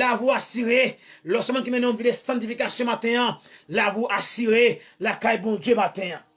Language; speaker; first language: French; non-native, learner; Haitian Creole